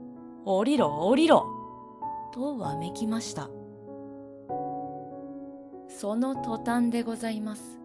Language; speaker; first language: Japanese; native; Japanese